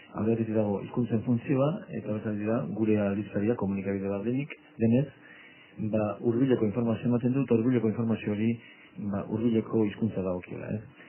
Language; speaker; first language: Basque; native; Basque